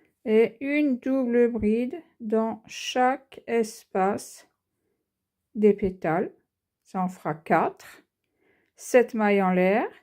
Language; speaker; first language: French; native; French